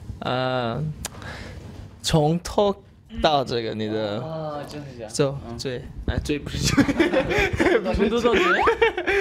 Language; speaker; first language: Chinese; non-native, learner; Korean